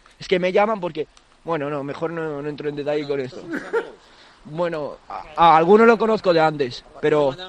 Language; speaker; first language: Spanish; early bilingual, other home language; French